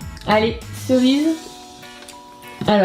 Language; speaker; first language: French; native; French